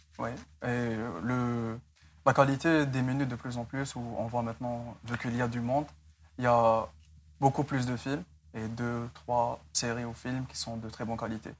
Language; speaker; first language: French; non-native, local second language; Arabic